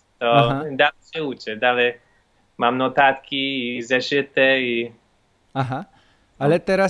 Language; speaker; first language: Polish; non-native, learner; English